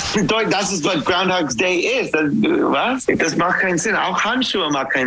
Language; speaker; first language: German; non-native, learner; English